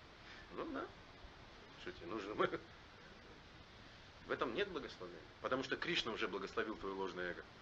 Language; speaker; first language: Russian; native; Russian